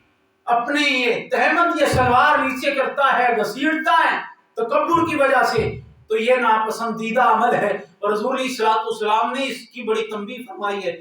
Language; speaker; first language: Urdu; native; Urdu